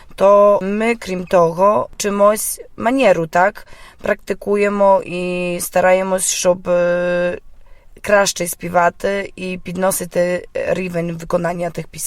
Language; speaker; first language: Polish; non-native, local second language; Ukrainian